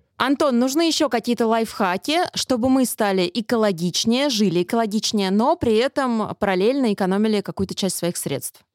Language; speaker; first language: Russian; native; Russian